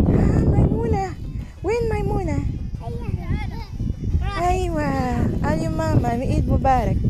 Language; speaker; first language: Arabic; non-native, learner; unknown